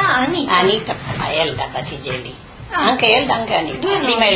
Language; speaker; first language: Italian; early bilingual, other home language; Friulian